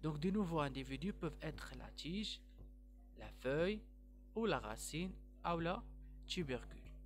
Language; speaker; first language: French; non-native, local second language; Arabic